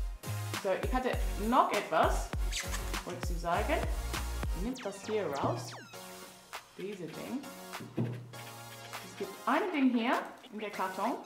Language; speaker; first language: German; non-native, learner; English